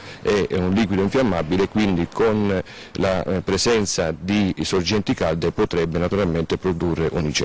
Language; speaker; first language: Italian; native; Italian